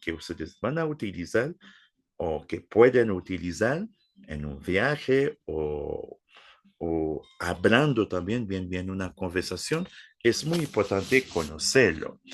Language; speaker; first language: Spanish; non-native, fluent; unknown